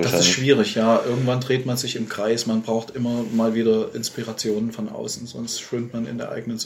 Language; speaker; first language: German; native; German